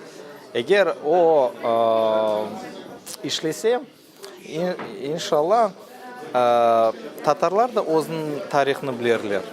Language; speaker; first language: Turkish; non-native, learner; Tatar